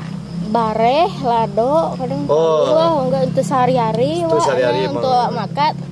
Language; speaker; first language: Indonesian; non-native, local second language; Sundanese